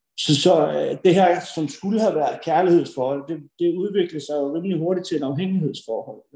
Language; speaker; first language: Danish; early bilingual, other home language; Norwegian